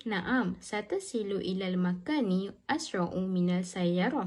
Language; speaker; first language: Arabic; non-native, learner; Malay